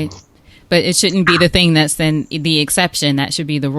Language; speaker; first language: English; native; English